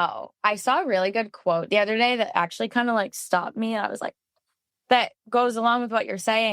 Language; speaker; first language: English; native; English